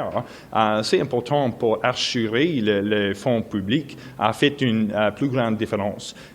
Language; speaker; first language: French; non-native, local second language; English